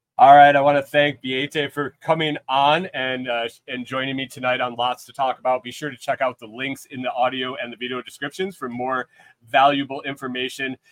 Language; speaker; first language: English; native; English